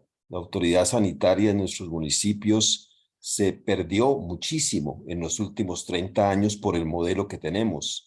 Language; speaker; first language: Spanish; native; Spanish